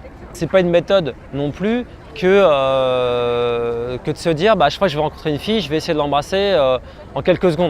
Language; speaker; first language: French; native; French